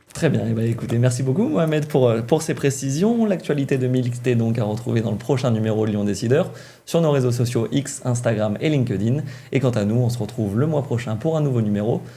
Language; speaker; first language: French; native; French